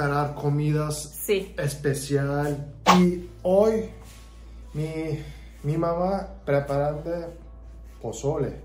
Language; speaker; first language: Spanish; non-native, learner; Turkish